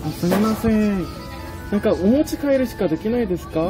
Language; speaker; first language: Japanese; non-native, fluent; Korean